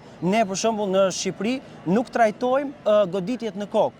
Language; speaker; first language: Albanian; native; Albanian